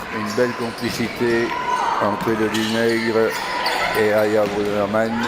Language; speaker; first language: French; native; French